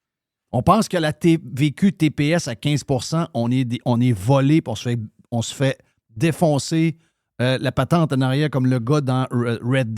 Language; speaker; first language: French; native; French